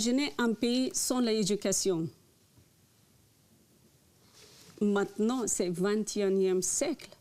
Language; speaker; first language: French; non-native, learner; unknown